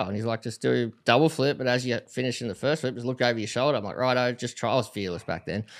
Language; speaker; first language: English; native; English